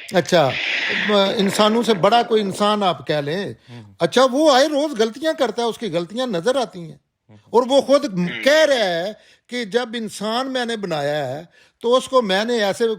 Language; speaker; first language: Urdu; non-native, local second language; Punjabi